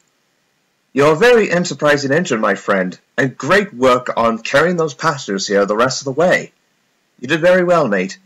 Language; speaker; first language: English; native; English